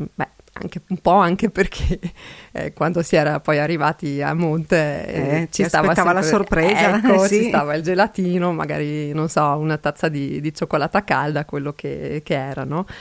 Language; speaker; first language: Italian; non-native, local second language; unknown